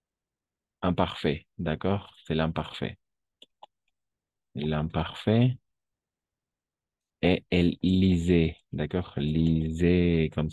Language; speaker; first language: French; non-native, fluent; Spanish